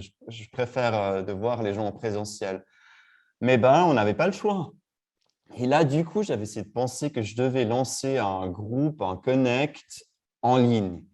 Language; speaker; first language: French; native; French